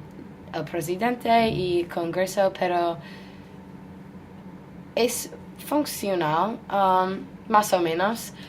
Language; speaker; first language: Spanish; non-native, learner; English